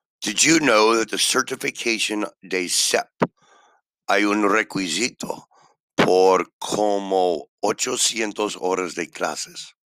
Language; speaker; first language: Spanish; non-native, learner; English